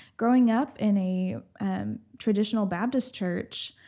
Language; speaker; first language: English; native; English